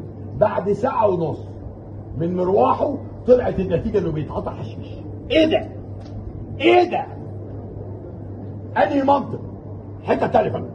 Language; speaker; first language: Arabic; native; Arabic